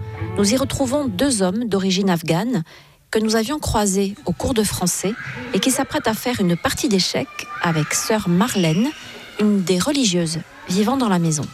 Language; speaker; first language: French; native; French